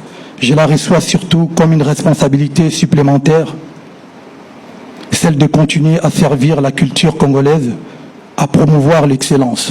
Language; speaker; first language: French; non-native, local second language; Lingala